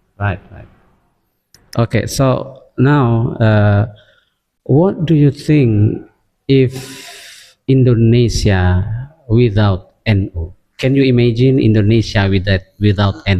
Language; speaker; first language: English; non-native, fluent; Indonesian